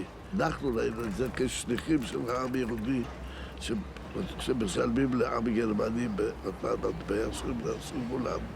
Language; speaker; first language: Hebrew; non-native, fluent; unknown